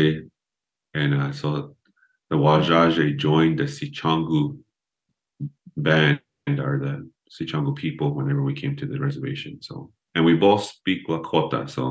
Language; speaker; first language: English; early bilingual, other home language; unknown